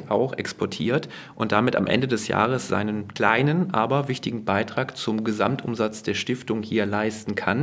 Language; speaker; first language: German; native; German